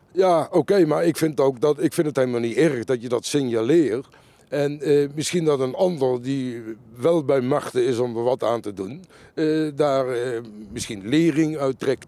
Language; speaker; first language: Dutch; native; Dutch